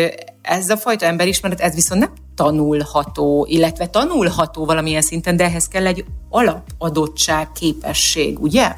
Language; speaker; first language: Hungarian; native; Hungarian